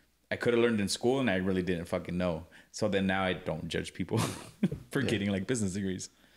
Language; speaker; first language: English; early bilingual, other home language; Spanish